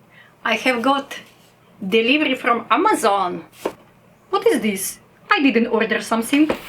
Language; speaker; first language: English; non-native, learner; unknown